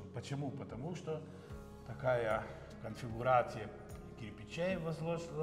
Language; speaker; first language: Russian; non-native, local second language; Lithuanian